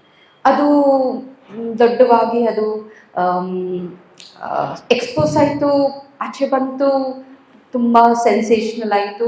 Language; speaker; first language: Kannada; non-native, local second language; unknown